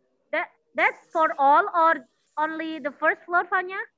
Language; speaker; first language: English; non-native, learner; Indonesian